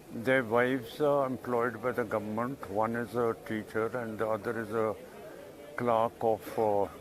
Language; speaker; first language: English; non-native, local second language; Punjabi